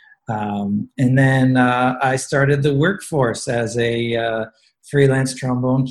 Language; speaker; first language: English; native; English